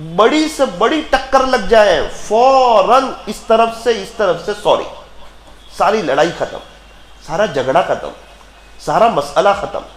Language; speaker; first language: Urdu; non-native, local second language; Gujarati